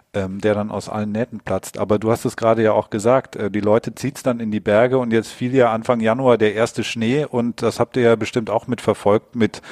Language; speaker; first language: German; native; German